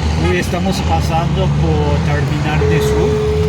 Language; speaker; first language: Spanish; non-native, fluent; Japanese